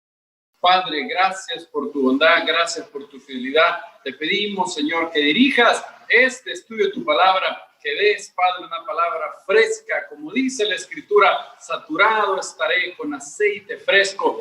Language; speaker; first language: Spanish; native; Spanish